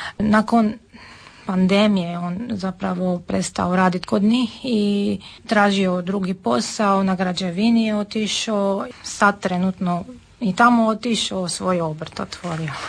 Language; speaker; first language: Serbian; non-native, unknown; Armenian